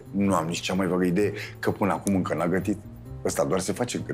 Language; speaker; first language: Romanian; native; Romanian